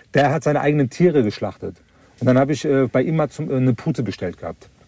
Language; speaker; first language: German; early bilingual, other home language; Turkish